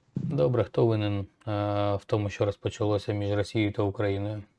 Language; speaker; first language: Ukrainian; non-native, local second language; Russian